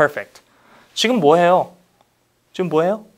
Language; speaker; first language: Korean; non-native, fluent; English